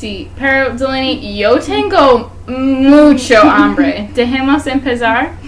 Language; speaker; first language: Spanish; non-native, learner; English